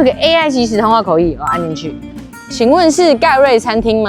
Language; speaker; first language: Chinese; native; Chinese